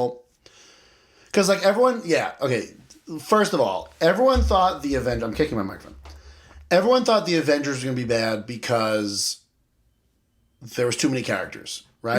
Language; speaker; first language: English; native; English